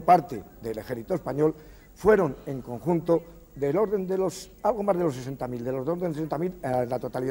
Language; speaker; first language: Spanish; native; Spanish